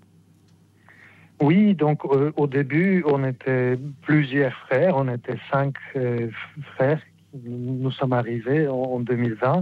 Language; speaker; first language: French; non-native, fluent; Polish